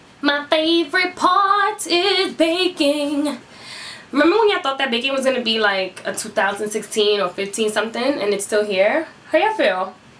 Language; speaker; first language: English; early bilingual, other home language; Spanish